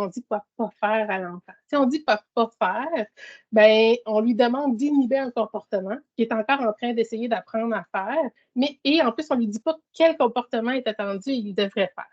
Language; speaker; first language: French; native; French